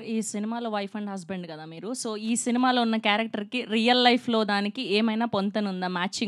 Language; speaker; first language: Telugu; native; Telugu